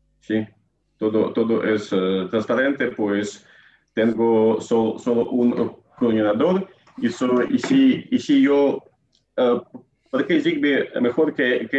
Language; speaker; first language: Spanish; non-native, learner; Russian